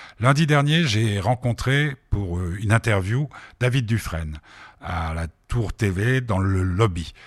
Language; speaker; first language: French; native; French